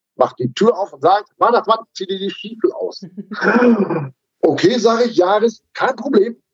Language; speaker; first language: German; native; German